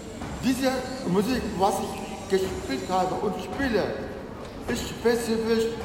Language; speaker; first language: German; non-native, fluent; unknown